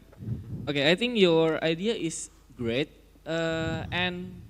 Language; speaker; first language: English; non-native, fluent; Indonesian